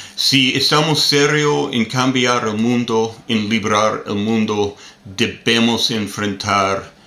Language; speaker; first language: Spanish; non-native, learner; English